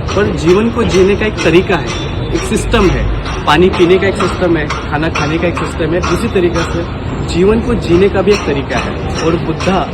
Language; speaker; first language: Hindi; non-native, local second language; Marathi